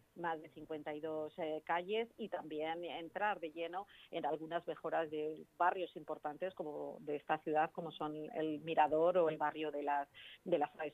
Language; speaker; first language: Spanish; native; Spanish